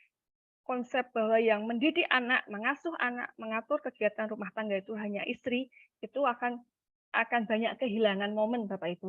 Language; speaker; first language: Malay; native; Malay